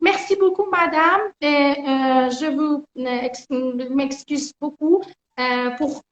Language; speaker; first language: French; non-native, learner; Persian